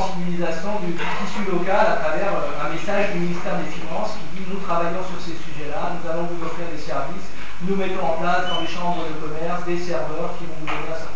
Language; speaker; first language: French; native; French